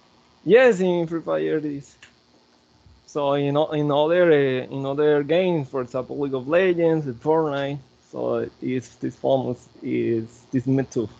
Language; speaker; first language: English; non-native, learner; Spanish